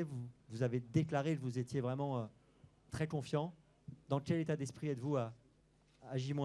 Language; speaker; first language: French; native; French